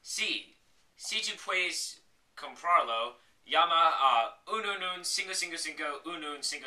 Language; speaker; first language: Spanish; non-native, learner; English